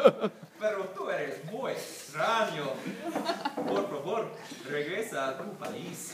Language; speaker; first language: Spanish; non-native, learner; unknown